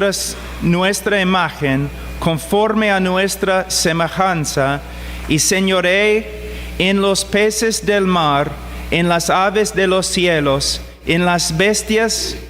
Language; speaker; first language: Spanish; non-native, fluent; English